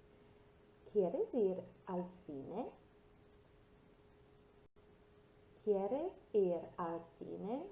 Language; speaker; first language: Spanish; non-native, fluent; English